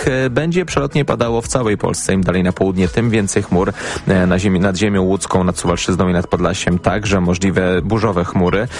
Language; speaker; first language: Polish; native; Polish